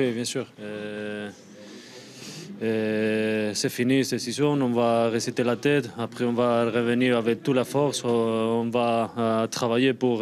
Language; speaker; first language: French; non-native, fluent; Spanish